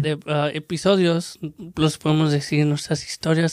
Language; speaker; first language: Spanish; native; Spanish